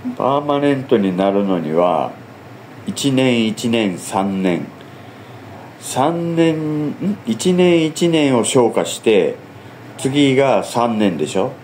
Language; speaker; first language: Japanese; native; Japanese